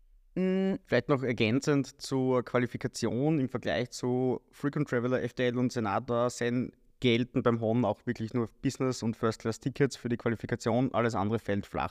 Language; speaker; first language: German; native; German